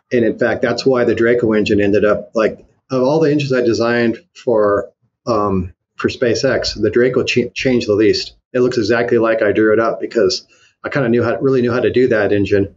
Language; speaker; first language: English; native; English